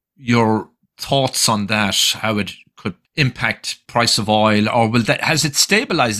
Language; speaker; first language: English; native; English